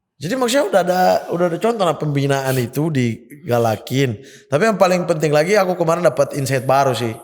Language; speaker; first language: Indonesian; native; Indonesian